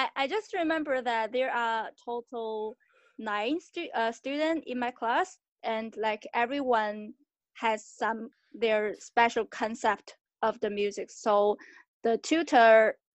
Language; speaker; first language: English; non-native, fluent; Chinese